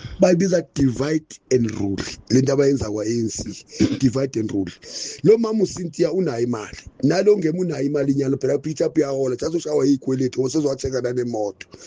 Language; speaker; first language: Zulu; non-native, local second language; Northern Sotho